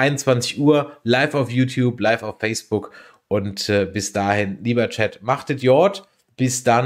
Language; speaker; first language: German; native; German